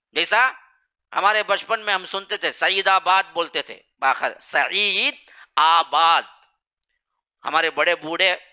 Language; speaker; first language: Urdu; native; Urdu